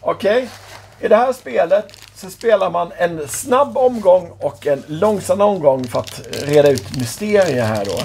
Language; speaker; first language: Swedish; native; Swedish